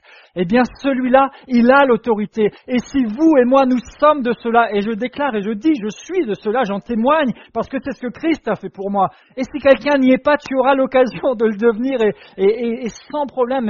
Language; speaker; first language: French; native; French